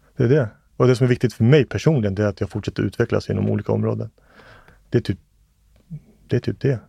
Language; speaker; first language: Swedish; early bilingual, other home language; English